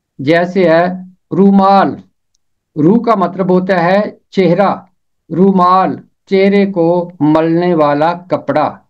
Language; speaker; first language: Urdu; native; Urdu